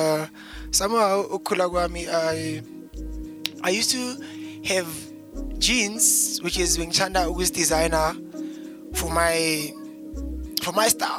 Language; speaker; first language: English; non-native, local second language; Zulu